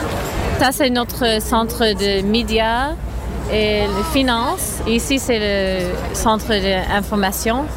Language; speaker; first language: French; non-native, fluent; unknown